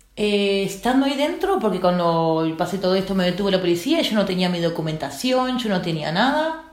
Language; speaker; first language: Spanish; native; Spanish